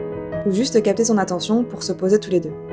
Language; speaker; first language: French; native; French